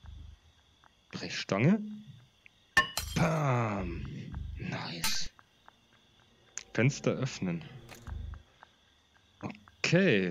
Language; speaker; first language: German; native; German